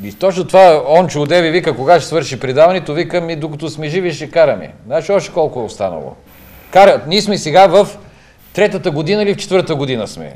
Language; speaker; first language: Bulgarian; native; Bulgarian